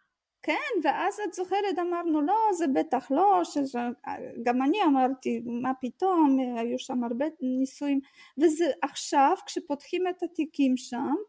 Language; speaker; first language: Hebrew; non-native, fluent; Russian